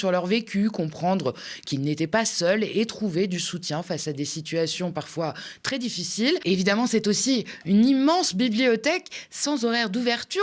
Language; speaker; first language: French; native; French